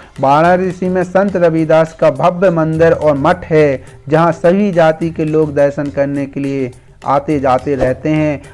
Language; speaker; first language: Hindi; native; Hindi